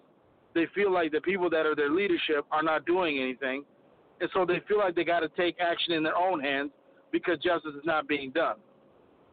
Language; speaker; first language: English; native; English